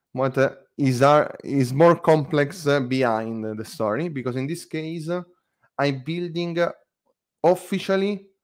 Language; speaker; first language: English; non-native, learner; Italian